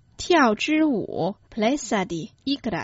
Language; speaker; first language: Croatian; non-native, fluent; Chinese